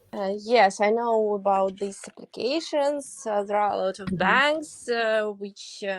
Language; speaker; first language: English; non-native, learner; Russian